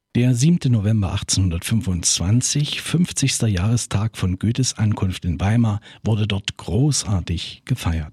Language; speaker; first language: German; native; German